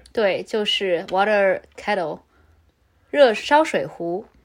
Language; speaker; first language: Chinese; native; Chinese